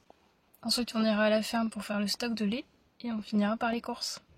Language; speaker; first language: French; native; French